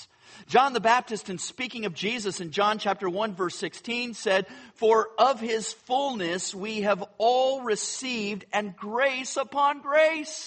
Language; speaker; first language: English; native; English